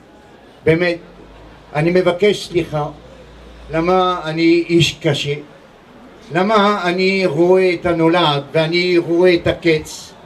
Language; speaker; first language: Hebrew; non-native, learner; French